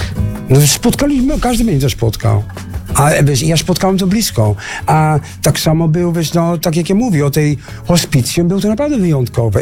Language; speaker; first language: Polish; non-native, learner; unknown